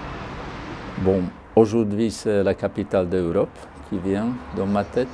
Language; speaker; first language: French; non-native, fluent; Slovak